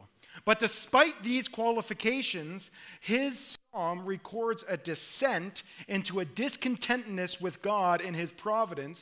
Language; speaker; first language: English; native; English